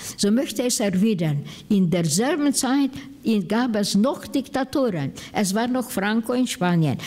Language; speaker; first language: German; non-native, fluent; Hungarian